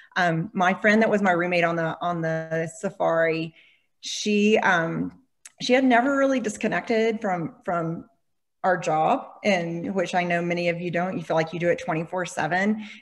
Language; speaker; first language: English; native; English